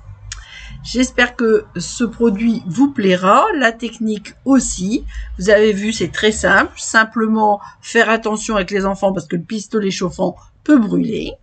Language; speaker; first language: French; native; French